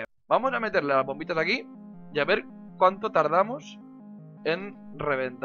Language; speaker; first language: Spanish; native; Spanish